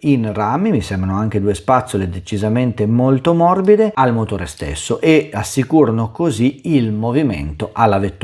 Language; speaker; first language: Italian; native; Italian